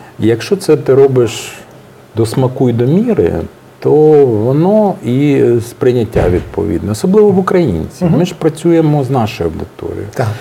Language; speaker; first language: Ukrainian; native; Ukrainian